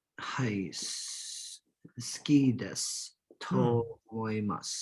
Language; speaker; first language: Japanese; non-native, learner; English